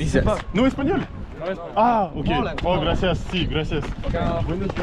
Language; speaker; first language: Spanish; non-native, learner; French